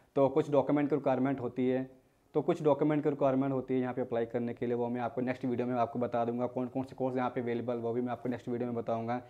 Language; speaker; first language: Hindi; native; Hindi